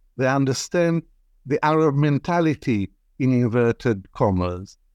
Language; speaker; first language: English; non-native, fluent; Arabic